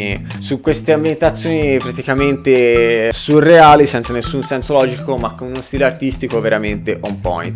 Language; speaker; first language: Italian; native; Italian